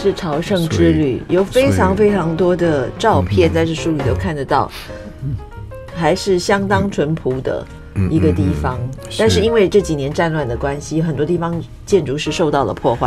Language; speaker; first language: Chinese; native; Chinese